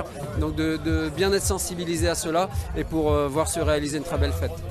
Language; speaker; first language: French; native; French